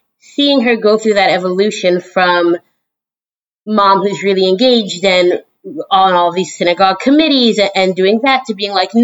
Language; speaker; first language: English; native; English